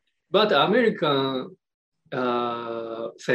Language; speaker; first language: English; non-native, learner; Japanese